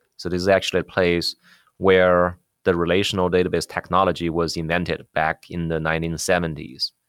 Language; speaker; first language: English; non-native, fluent; Chinese